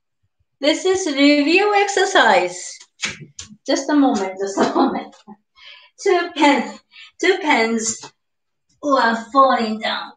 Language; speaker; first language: English; non-native, learner; Japanese